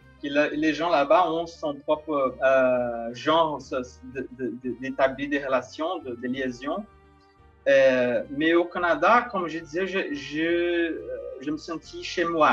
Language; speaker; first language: French; non-native, fluent; Portuguese